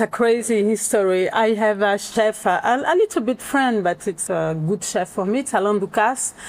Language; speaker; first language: English; non-native, learner; Portuguese